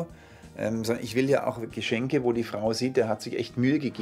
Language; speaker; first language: German; native; German